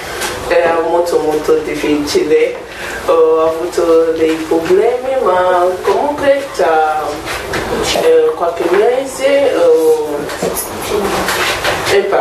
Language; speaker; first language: Italian; non-native, learner; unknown